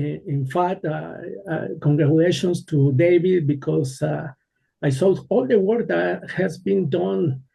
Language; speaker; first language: English; non-native, learner; Spanish